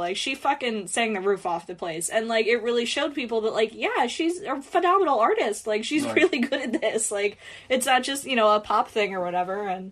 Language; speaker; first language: English; native; English